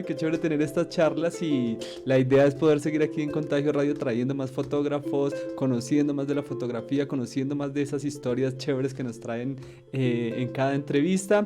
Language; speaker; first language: Spanish; native; Spanish